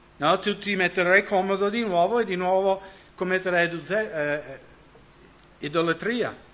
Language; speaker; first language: Italian; non-native, fluent; English